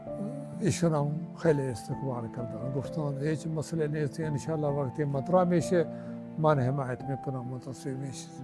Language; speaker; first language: Persian; non-native, fluent; Urdu